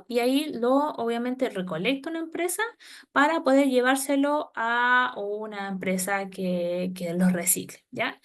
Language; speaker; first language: Spanish; native; Spanish